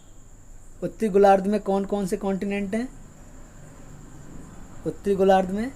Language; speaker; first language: Hindi; native; Hindi